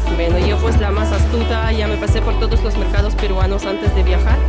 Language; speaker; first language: Spanish; non-native, fluent; Russian